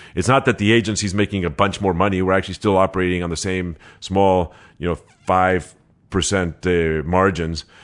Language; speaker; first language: English; early bilingual, other home language; Spanish